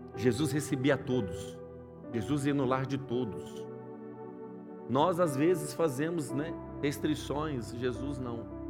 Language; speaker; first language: Portuguese; native; Portuguese